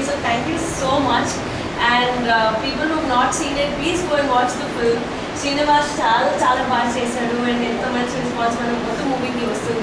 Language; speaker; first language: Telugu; non-native, local second language; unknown